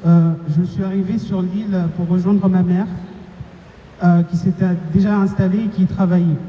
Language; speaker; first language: French; non-native, local second language; Comorian